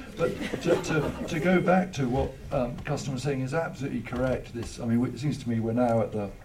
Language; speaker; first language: English; native; English